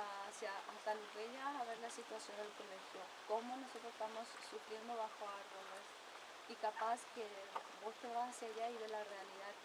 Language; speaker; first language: Spanish; non-native, local second language; Guarani